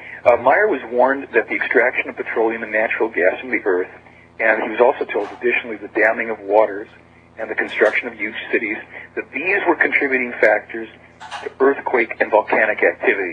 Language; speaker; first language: English; native; English